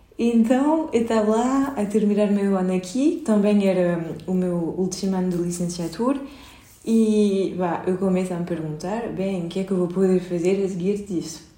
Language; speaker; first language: Portuguese; early bilingual, heritage; Portuguese